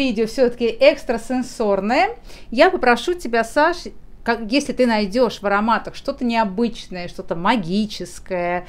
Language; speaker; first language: Russian; native; Russian